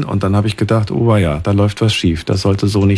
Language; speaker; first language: German; native; German